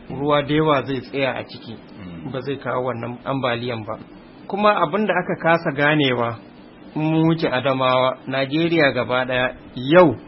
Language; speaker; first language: Hausa; native; Hausa